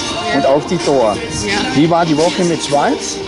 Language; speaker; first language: German; non-native, learner; Dutch